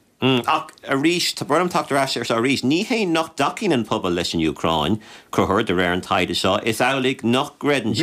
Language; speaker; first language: Irish; native; Irish